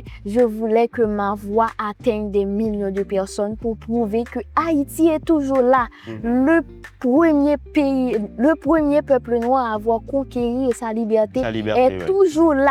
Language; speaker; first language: French; non-native, local second language; Haitian Creole